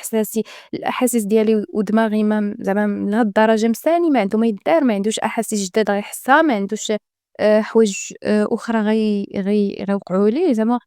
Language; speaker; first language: Arabic; native; Arabic